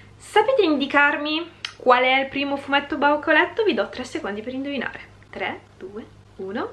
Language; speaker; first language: Italian; early bilingual, other home language; Hungarian